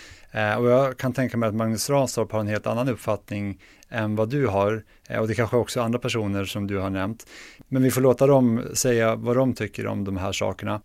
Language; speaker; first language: Swedish; native; Swedish